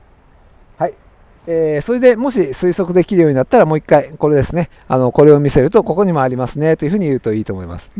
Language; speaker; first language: Japanese; native; Japanese